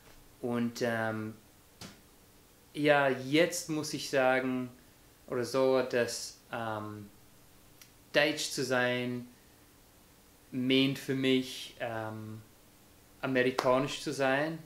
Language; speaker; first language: German; non-native, fluent; English